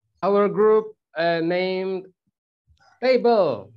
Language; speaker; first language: English; non-native, learner; Indonesian